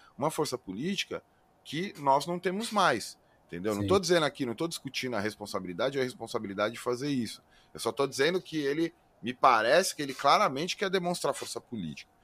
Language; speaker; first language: Portuguese; native; Portuguese